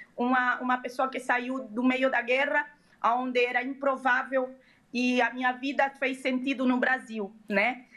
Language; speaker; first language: Portuguese; non-native, fluent; Arabic